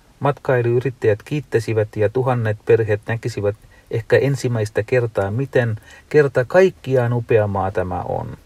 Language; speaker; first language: Finnish; non-native, fluent; Tamil